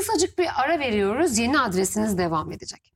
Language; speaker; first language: Turkish; native; Turkish